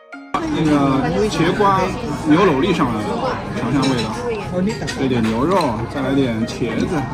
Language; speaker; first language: Chinese; native; Chinese